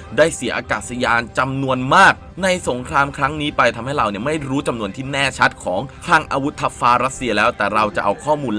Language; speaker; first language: Thai; native; Thai